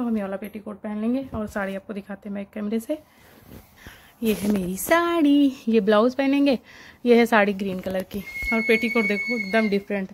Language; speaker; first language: Hindi; native; Hindi